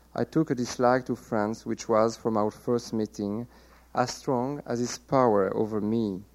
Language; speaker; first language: English; non-native, fluent; French